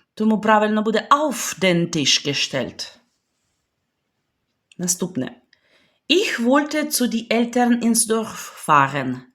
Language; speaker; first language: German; non-native, fluent; Ukrainian